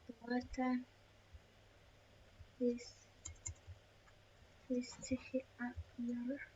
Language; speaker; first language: English; non-native, learner; Polish